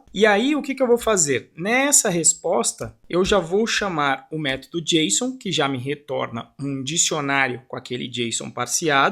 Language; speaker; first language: Portuguese; native; Portuguese